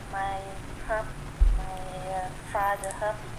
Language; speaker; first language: English; non-native, learner; Vietnamese